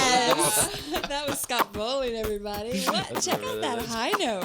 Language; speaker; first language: English; native; English